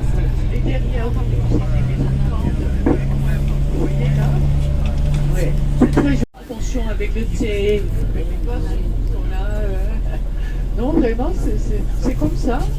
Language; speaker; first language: French; non-native, fluent; Dutch